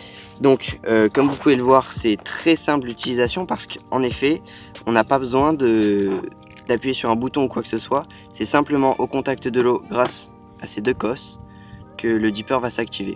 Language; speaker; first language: French; native; French